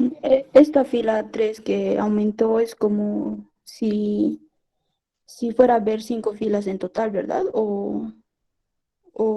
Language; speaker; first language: Spanish; native; Spanish